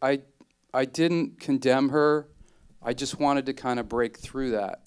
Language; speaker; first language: English; native; English